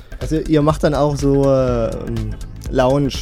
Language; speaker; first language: German; native; German